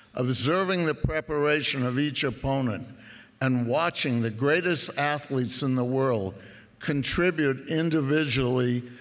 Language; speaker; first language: English; native; English